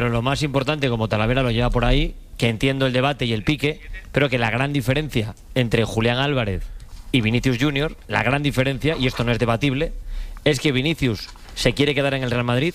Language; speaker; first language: Spanish; native; Spanish